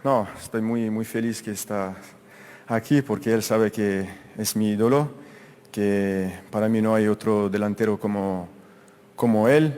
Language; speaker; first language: Spanish; non-native, fluent; French